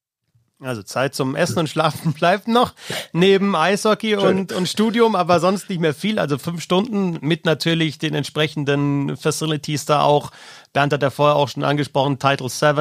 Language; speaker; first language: German; native; German